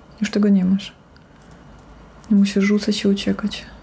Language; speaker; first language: Polish; non-native, fluent; Russian